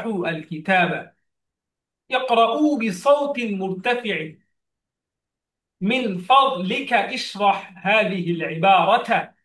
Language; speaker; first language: Arabic; non-native, fluent; Bangla